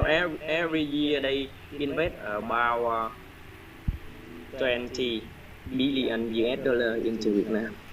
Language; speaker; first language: English; non-native, learner; Vietnamese